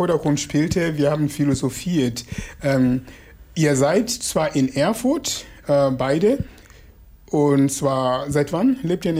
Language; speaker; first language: German; non-native, fluent; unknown